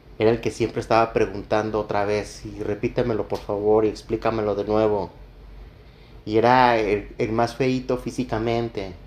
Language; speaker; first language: Spanish; native; Spanish